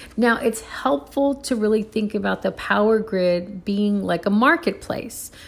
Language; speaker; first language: English; early bilingual, other home language; Spanish